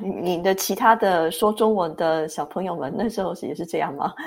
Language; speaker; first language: Chinese; native; Chinese